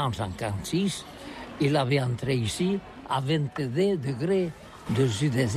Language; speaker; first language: French; non-native, learner; Catalan